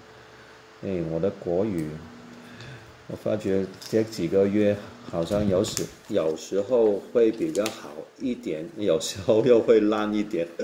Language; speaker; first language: Chinese; non-native, local second language; Cantonese